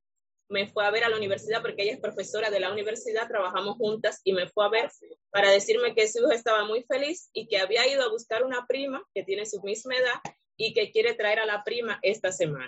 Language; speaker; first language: Spanish; native; Spanish